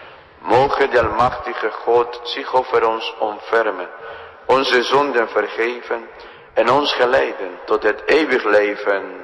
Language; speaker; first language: Dutch; non-native, fluent; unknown